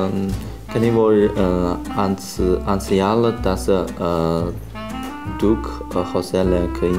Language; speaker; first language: Armenian; non-native, learner; Chinese